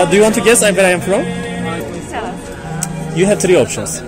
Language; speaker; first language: English; non-native, learner; Turkish